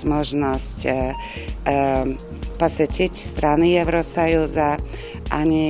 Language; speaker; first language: Russian; non-native, fluent; German